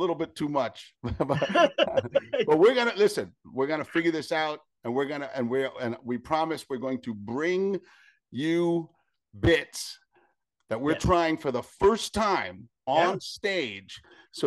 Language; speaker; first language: English; native; English